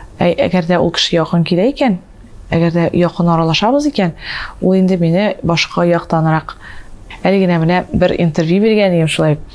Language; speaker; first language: Tatar; native; Tatar